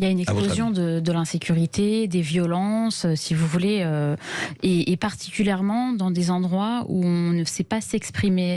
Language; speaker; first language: French; native; French